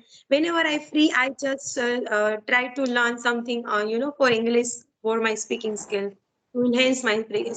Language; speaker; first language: English; non-native, learner; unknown